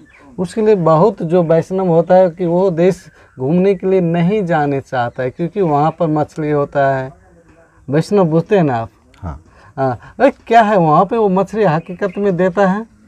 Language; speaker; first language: Hindi; non-native, learner; Maithili